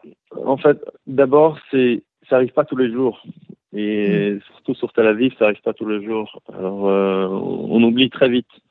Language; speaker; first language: French; early bilingual, heritage; Hebrew